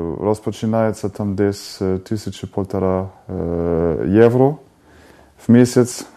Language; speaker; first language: Ukrainian; non-native, fluent; German